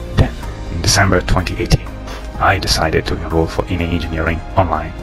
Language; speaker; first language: English; non-native, fluent; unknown